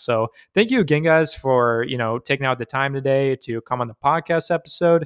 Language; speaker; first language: English; native; English